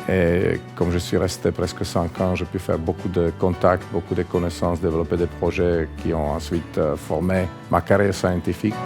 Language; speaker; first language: French; non-native, fluent; Czech